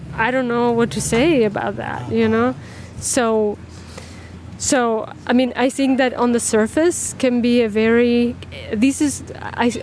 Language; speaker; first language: English; non-native, fluent; Spanish